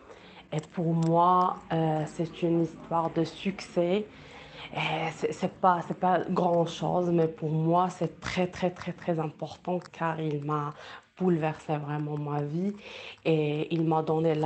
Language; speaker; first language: French; non-native, local second language; Arabic